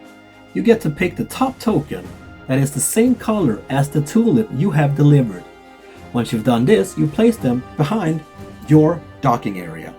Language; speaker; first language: English; non-native, fluent; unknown